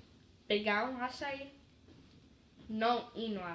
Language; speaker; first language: Portuguese; early bilingual, heritage; English